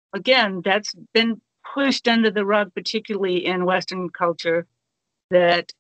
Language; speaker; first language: English; native; English